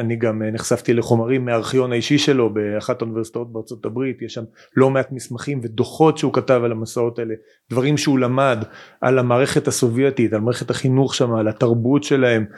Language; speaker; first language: Hebrew; native; Hebrew